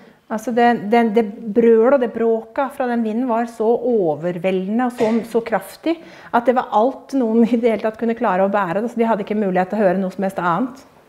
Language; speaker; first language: Norwegian; native; Norwegian